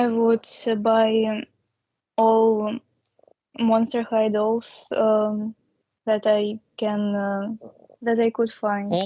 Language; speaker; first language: English; non-native, learner; Russian